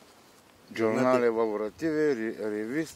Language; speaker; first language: Italian; non-native, learner; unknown